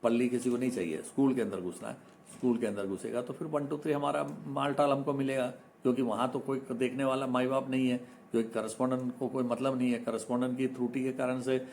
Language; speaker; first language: Hindi; non-native, local second language; Malayalam